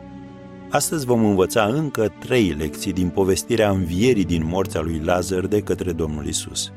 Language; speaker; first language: Romanian; native; Romanian